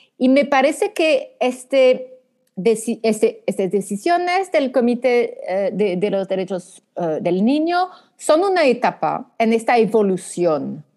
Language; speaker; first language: Spanish; non-native, fluent; French